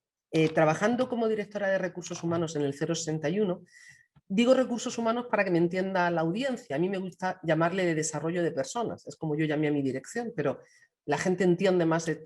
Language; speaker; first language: Spanish; native; Spanish